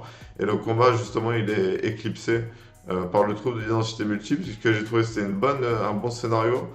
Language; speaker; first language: French; native; French